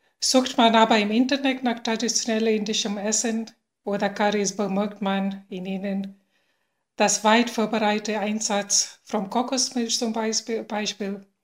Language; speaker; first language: German; non-native, fluent; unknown